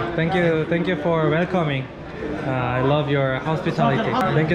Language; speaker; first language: English; non-native, learner; Korean